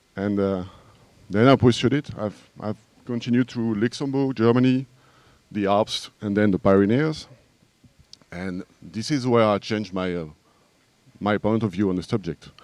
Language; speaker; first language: English; non-native, learner; French